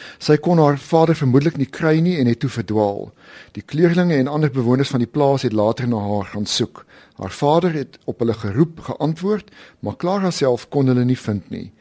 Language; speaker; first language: Afrikaans; native; Afrikaans